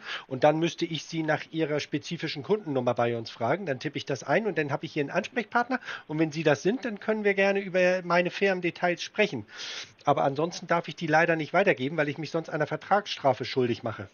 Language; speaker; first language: German; native; German